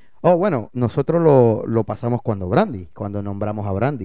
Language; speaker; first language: Spanish; native; Spanish